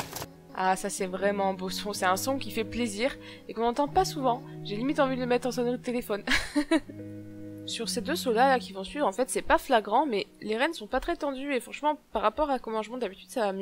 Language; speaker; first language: French; native; French